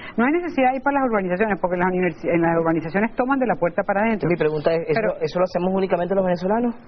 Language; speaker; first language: Spanish; native; Spanish